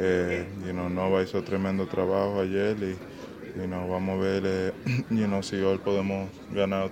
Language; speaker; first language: Spanish; early bilingual, heritage; Spanish